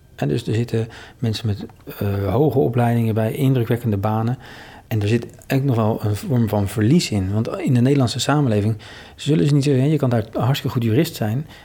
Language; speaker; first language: Dutch; native; Dutch